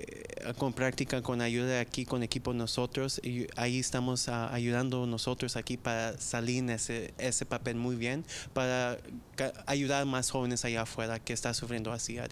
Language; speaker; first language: Spanish; early bilingual, other home language; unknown